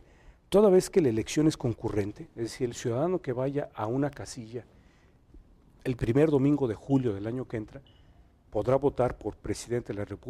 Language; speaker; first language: Spanish; native; Spanish